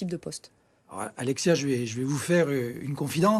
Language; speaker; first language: French; native; French